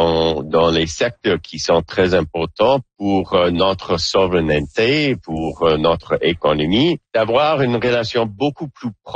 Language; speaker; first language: French; non-native, local second language; English